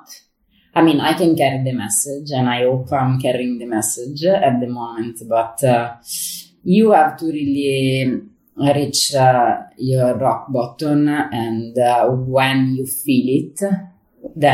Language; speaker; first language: English; non-native, fluent; Italian